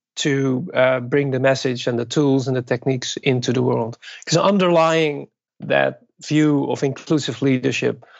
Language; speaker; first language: English; non-native, fluent; Dutch